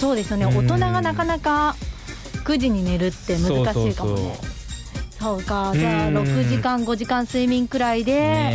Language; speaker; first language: Japanese; native; Japanese